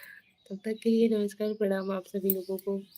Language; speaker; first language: Hindi; native; Hindi